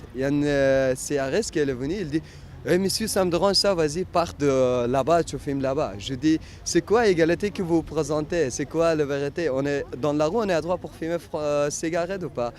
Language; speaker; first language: French; non-native, learner; Persian